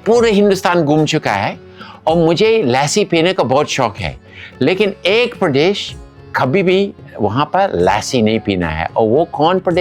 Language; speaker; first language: Hindi; non-native, fluent; English